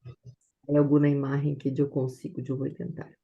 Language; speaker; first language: Portuguese; non-native, learner; Spanish